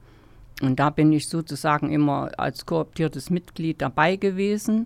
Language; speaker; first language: German; native; German